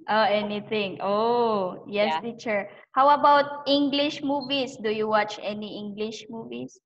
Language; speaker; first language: English; non-native, learner; Thai